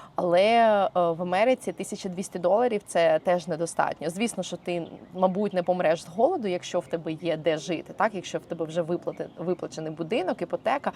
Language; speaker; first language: Ukrainian; native; Ukrainian